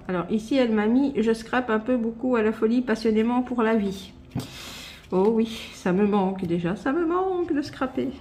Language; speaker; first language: French; native; French